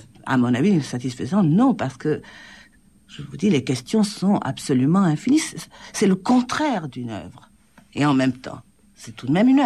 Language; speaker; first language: French; native; French